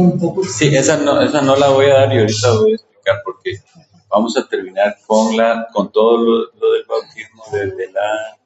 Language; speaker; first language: Spanish; native; Spanish